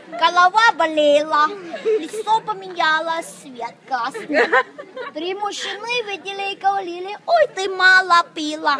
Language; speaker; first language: Russian; non-native, learner; Thai